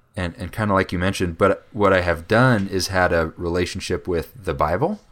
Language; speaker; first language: English; native; English